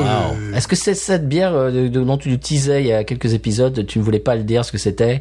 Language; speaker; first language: French; native; French